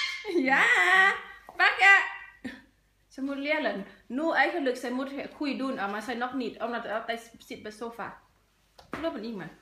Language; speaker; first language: Dutch; non-native, learner; Thai